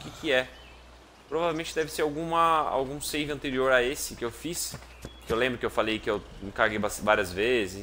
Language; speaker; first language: Portuguese; native; Portuguese